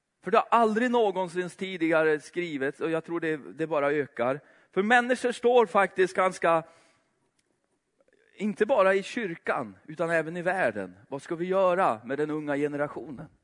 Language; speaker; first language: Swedish; native; Swedish